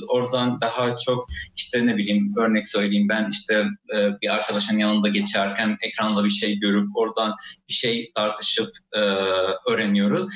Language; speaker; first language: Turkish; non-native, fluent; Arabic